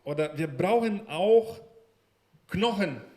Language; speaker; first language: German; non-native, learner; Portuguese